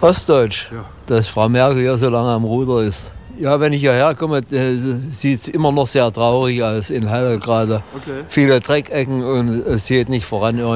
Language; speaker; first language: German; native; German